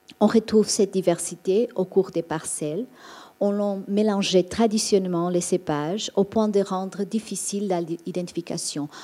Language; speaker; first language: French; non-native, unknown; Portuguese